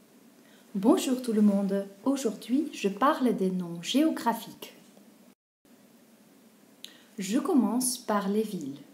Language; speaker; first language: French; non-native, fluent; Dutch